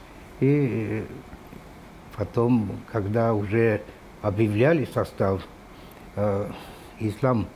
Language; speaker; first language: Russian; non-native, local second language; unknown